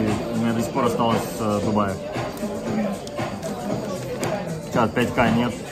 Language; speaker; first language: Russian; native; Russian